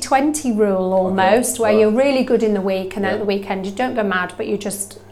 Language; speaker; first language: English; native; English